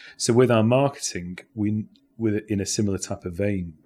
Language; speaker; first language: English; native; English